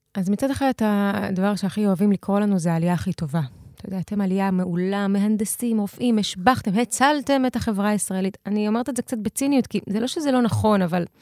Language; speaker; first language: Hebrew; early bilingual, other home language; Russian